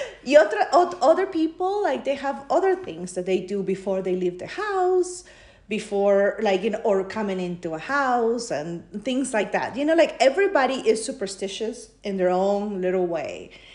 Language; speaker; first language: English; non-native, fluent; Spanish